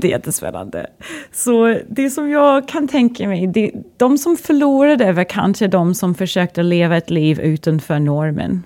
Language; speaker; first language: Swedish; non-native, fluent; English